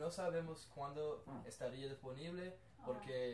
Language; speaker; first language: Spanish; non-native, learner; English